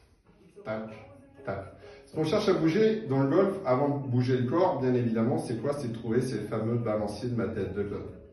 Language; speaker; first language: French; native; French